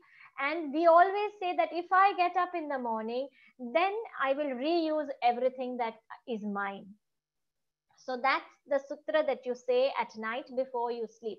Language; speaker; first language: English; non-native, local second language; Gujarati